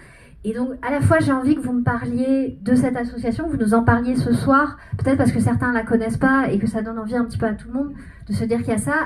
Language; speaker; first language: French; native; French